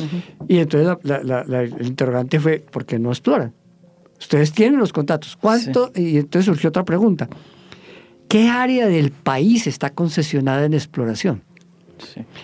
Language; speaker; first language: Spanish; native; Spanish